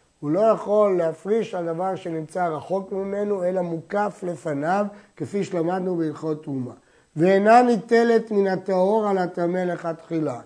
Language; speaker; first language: Hebrew; native; Hebrew